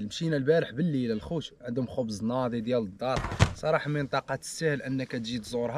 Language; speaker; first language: Arabic; native; Arabic